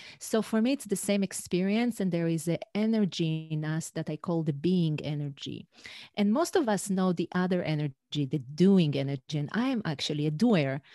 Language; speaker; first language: English; non-native, fluent; Hebrew